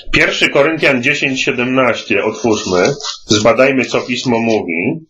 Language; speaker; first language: Polish; native; Polish